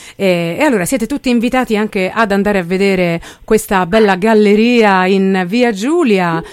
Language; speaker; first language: Italian; native; Italian